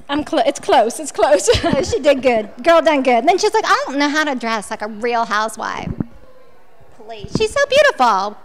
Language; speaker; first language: English; native; English